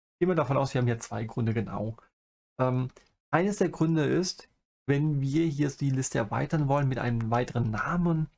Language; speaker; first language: German; native; German